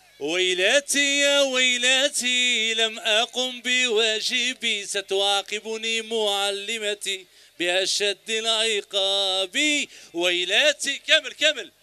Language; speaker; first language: Arabic; native; Arabic